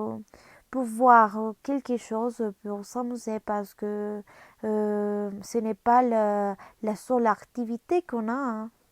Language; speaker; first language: French; non-native, learner; Spanish